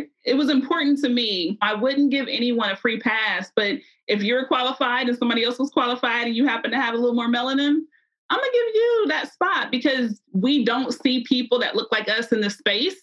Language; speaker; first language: English; native; English